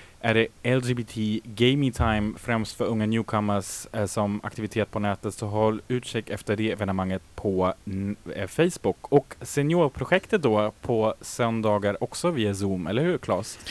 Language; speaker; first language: Swedish; native; Swedish